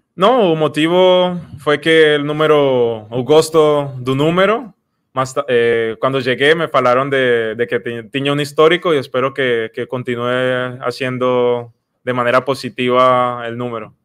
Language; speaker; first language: Portuguese; non-native, learner; Spanish